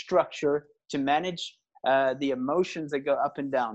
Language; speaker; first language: English; native; English